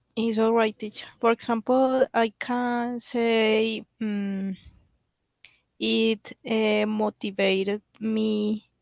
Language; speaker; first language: English; non-native, learner; Spanish